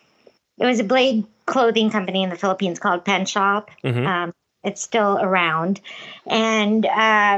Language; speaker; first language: English; non-native, local second language; Cebuano